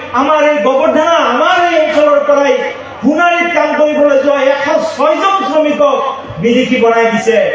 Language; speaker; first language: Assamese; non-native, local second language; Bangla